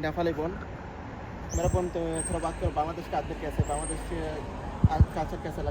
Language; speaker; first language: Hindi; non-native, learner; Bangla